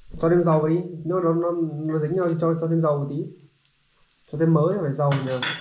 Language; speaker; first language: Vietnamese; native; Vietnamese